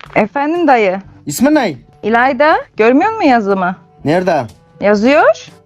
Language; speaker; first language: Turkish; native; Turkish